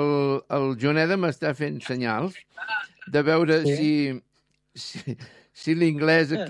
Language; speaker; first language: Catalan; native; Catalan